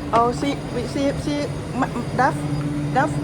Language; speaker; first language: German; non-native, learner; Thai